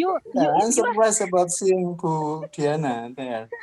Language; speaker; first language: English; non-native, learner; Indonesian